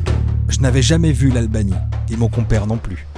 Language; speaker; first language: French; native; French